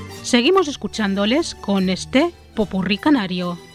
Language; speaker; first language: Spanish; native; Spanish